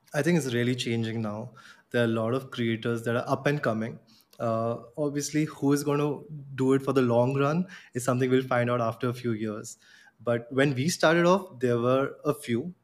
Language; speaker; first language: English; non-native, local second language; Gujarati